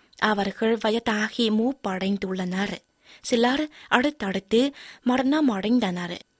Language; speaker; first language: Tamil; non-native, fluent; Chinese